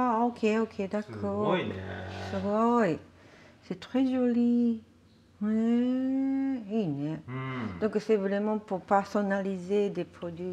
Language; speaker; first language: French; non-native, learner; Japanese